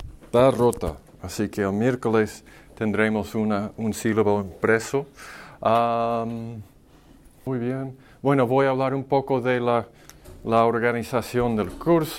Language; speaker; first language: Spanish; non-native, fluent; English